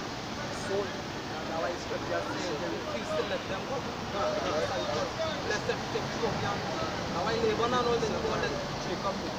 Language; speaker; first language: English; native; English